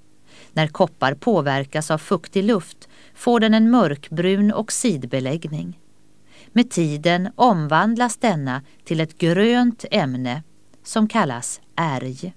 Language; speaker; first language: Swedish; native; Swedish